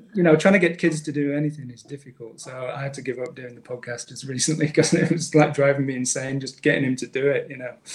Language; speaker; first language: English; native; English